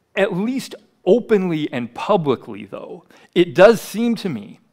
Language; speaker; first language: English; native; English